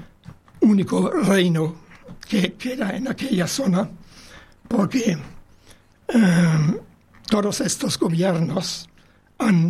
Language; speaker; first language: Spanish; non-native, fluent; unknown